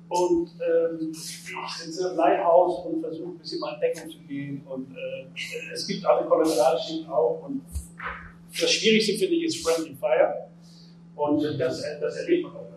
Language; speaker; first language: German; native; German